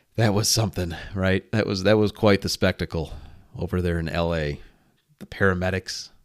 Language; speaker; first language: English; native; English